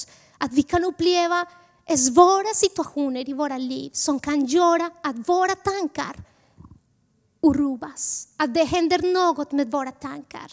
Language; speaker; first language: Swedish; non-native, fluent; Spanish